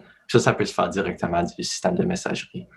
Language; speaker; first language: French; native; French